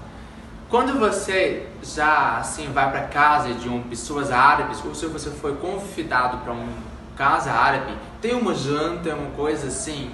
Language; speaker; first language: Portuguese; non-native, fluent; Arabic